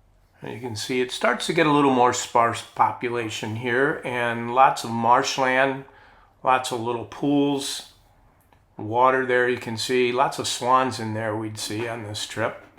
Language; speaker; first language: English; native; English